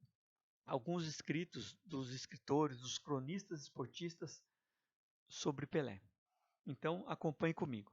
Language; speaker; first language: Portuguese; native; Portuguese